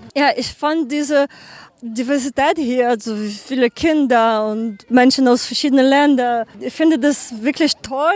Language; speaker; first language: German; non-native, learner; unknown